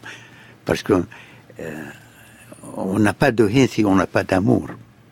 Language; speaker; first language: French; non-native, fluent; Arabic